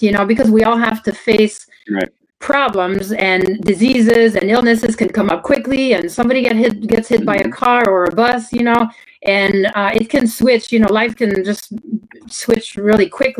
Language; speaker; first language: English; non-native, fluent; French